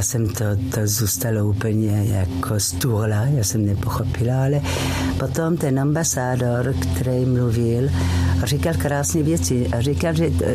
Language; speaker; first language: Czech; non-native, fluent; French